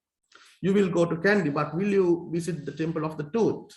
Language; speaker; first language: English; non-native, local second language; Sinhala